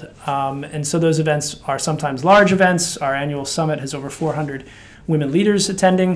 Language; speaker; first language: English; native; English